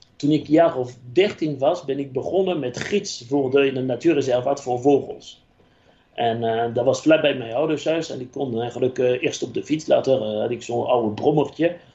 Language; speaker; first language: Dutch; non-native, fluent; French